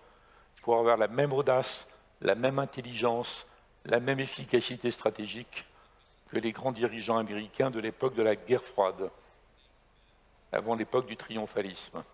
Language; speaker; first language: French; native; French